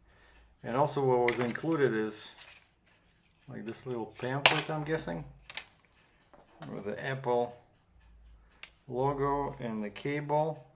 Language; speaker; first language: English; non-native, fluent; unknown